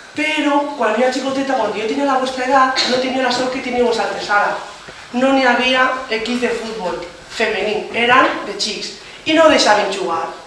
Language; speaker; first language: Catalan; native; Catalan